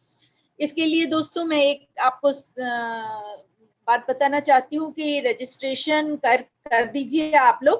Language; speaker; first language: Hindi; native; Hindi